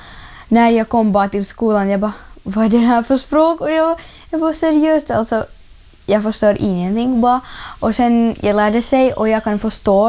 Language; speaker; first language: Swedish; non-native, fluent; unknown